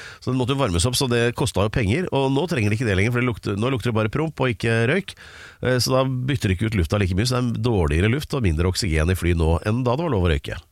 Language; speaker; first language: Norwegian; native; Norwegian